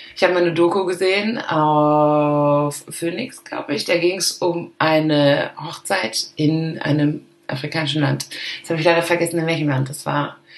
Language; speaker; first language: German; early bilingual, other home language; Arabic